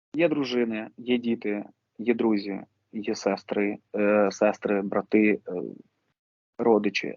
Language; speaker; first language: Ukrainian; non-native, local second language; Russian